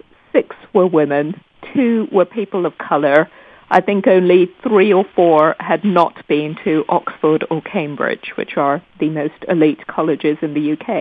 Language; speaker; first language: English; non-native, local second language; Gujarati